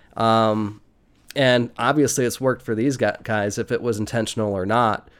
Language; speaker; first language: English; native; English